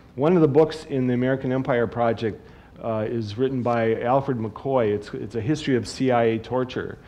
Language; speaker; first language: English; native; English